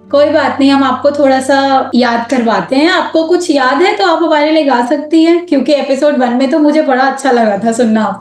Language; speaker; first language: Hindi; native; Hindi